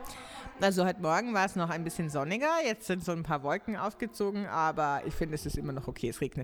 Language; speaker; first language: German; native; German